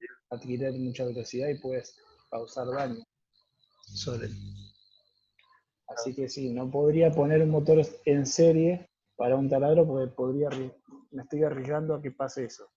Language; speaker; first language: Spanish; native; Spanish